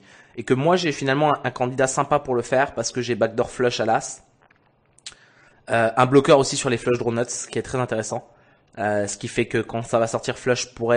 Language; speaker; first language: French; native; French